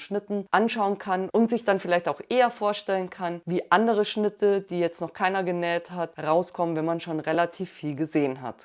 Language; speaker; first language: German; native; German